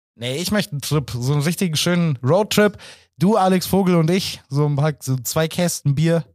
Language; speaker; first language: German; native; German